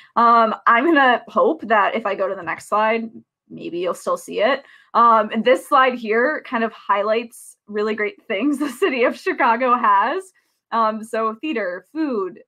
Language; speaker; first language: English; native; English